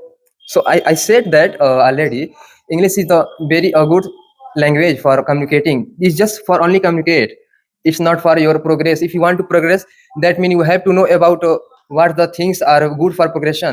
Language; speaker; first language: English; non-native, learner; Hindi